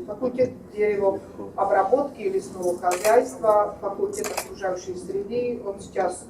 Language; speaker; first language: Russian; non-native, fluent; Czech